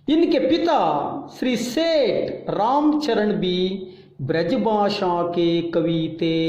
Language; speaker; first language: Hindi; non-native, local second language; Kannada